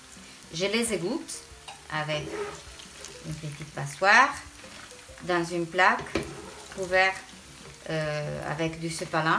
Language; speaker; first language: French; non-native, fluent; Italian